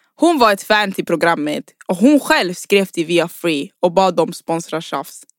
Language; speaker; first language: Swedish; early bilingual, other home language; Rundi